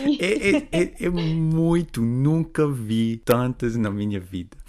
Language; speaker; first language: Portuguese; non-native, fluent; English